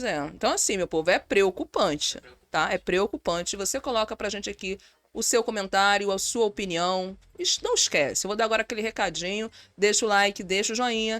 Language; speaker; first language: Portuguese; native; Portuguese